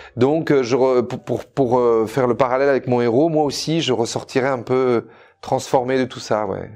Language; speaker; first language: French; native; French